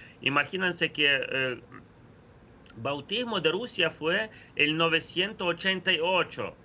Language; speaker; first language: Spanish; non-native, fluent; Ukrainian